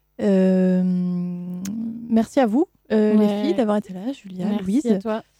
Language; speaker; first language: French; native; French